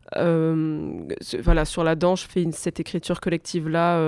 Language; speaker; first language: French; native; French